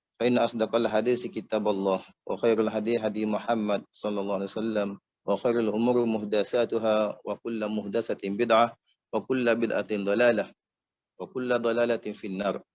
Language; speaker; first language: Malay; native; Malay